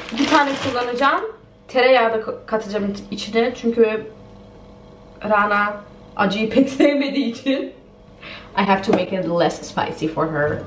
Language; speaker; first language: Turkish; non-native, fluent; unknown